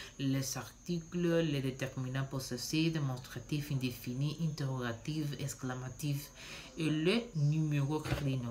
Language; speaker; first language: French; non-native, learner; Spanish